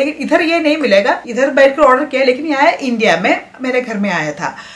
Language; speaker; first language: Hindi; non-native, local second language; Malayalam